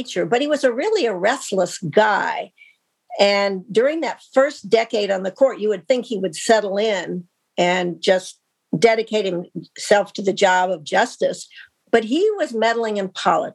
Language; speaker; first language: English; native; English